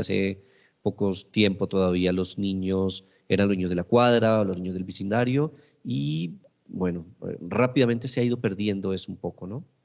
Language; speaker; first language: Spanish; native; Spanish